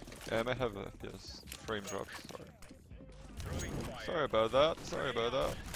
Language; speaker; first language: English; non-native, fluent; French